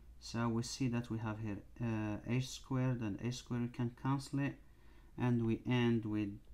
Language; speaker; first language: English; non-native, fluent; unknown